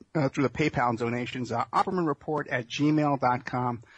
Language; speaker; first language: English; native; English